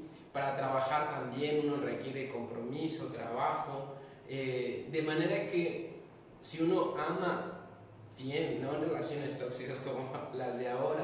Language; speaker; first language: Spanish; native; Spanish